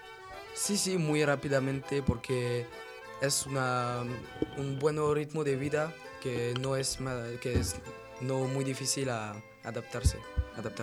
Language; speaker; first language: Spanish; non-native, learner; French